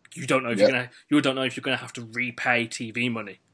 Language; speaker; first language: English; native; English